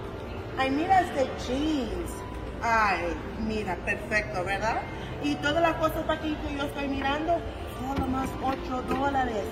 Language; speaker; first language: Spanish; early bilingual, heritage; English